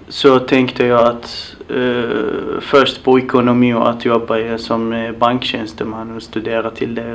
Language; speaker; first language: Swedish; non-native, fluent; Arabic